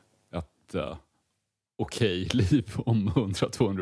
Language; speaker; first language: Swedish; native; Swedish